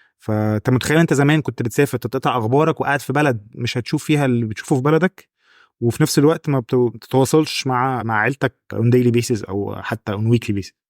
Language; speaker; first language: Egyptian Arabic; native; Egyptian Arabic